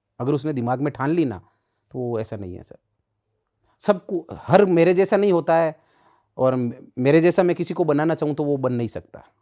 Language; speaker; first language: Hindi; native; Hindi